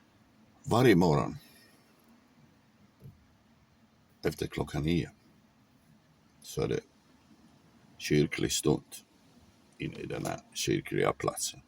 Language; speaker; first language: Swedish; non-native, fluent; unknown